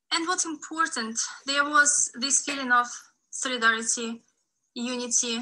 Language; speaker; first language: English; non-native, fluent; Ukrainian